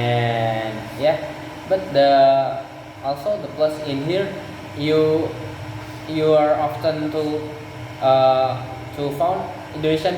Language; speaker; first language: English; non-native, learner; Indonesian